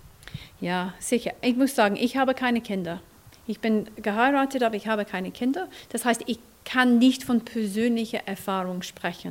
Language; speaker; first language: German; non-native, fluent; English